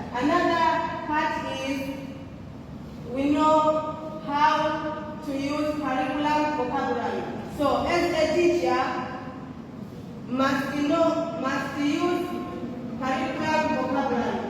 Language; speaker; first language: English; non-native, local second language; Swahili